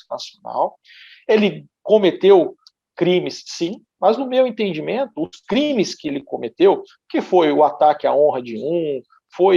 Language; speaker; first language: Portuguese; native; Portuguese